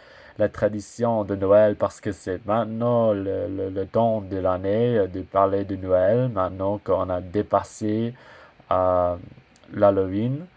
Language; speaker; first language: French; non-native, learner; English